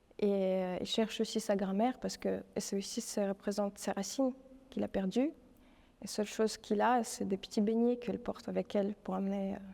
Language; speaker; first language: French; non-native, fluent; Russian